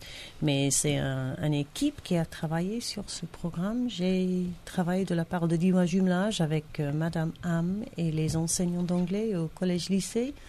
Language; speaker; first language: French; non-native, fluent; English